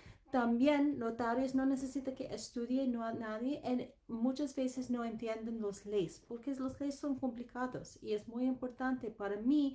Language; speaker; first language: Spanish; non-native, learner; English